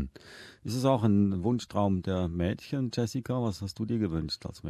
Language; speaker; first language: German; native; German